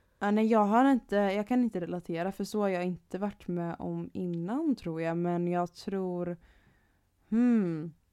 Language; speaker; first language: Swedish; native; Swedish